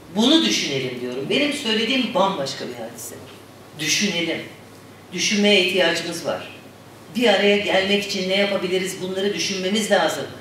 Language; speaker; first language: Turkish; native; Turkish